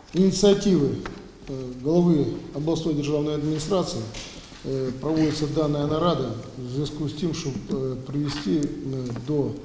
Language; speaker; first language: Russian; non-native, local second language; Ukrainian